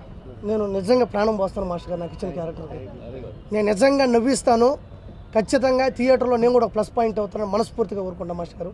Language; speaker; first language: Telugu; native; Telugu